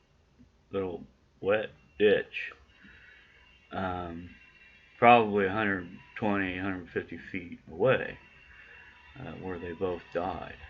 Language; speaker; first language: English; native; English